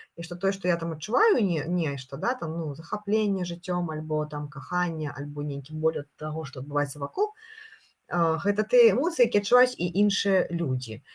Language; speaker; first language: Belarusian; non-native, local second language; Russian